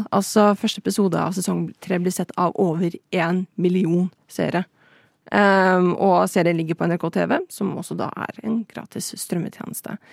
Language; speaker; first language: Norwegian; native; Norwegian